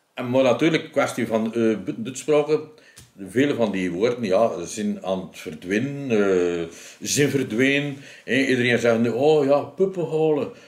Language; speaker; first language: Dutch; native; Dutch